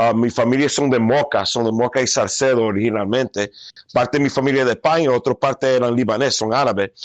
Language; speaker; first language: Spanish; early bilingual, heritage; Spanish